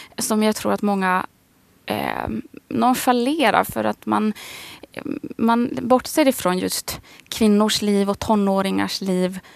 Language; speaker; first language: Swedish; native; Swedish